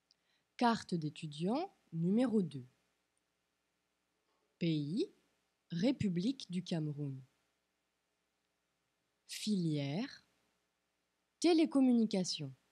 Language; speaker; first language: French; non-native, fluent; Portuguese